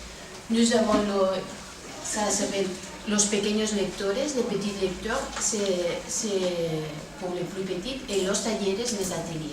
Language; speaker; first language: French; non-native, fluent; Spanish